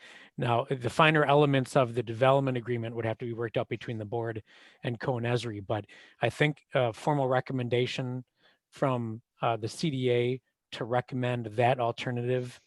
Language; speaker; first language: English; native; English